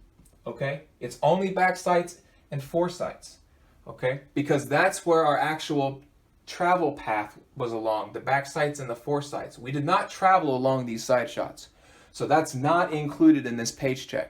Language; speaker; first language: English; native; English